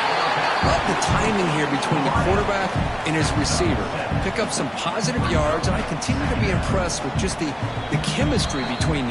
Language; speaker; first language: English; native; English